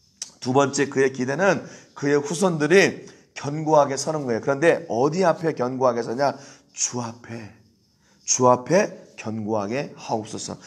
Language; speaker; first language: Korean; native; Korean